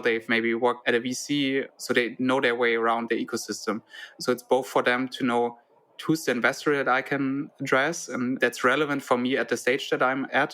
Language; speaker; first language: English; non-native, fluent; German